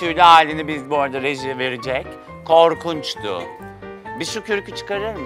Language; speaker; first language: Turkish; native; Turkish